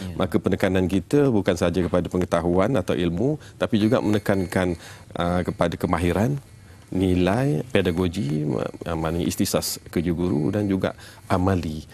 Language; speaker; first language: Malay; native; Malay